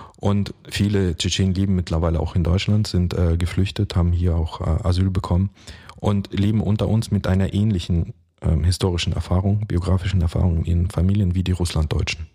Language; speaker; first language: German; early bilingual, other home language; Russian